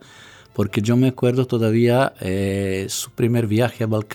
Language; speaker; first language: Spanish; non-native, fluent; Serbian